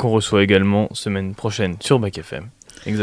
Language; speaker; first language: French; native; French